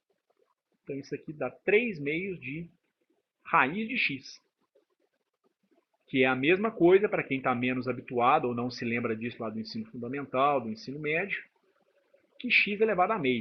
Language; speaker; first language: Portuguese; native; Portuguese